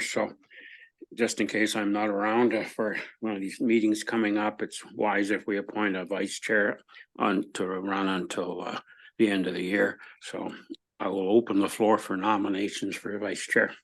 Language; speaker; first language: English; native; English